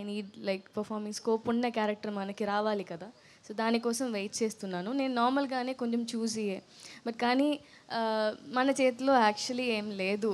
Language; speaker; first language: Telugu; non-native, learner; Tamil